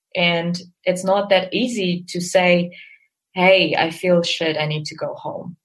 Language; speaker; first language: English; non-native, fluent; Russian